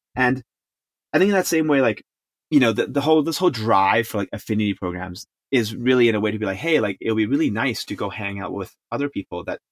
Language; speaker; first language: English; non-native, local second language; Chinese